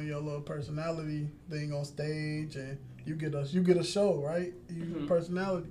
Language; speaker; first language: English; native; English